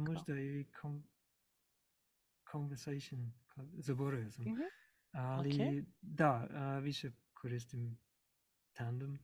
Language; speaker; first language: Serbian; non-native, learner; English